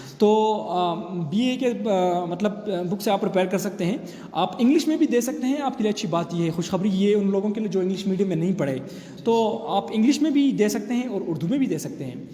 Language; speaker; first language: Urdu; non-native, local second language; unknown